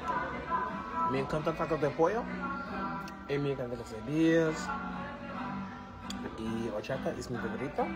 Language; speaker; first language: Spanish; non-native, learner; English